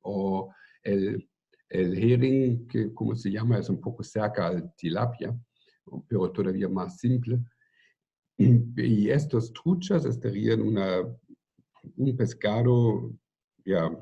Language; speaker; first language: Spanish; non-native, fluent; German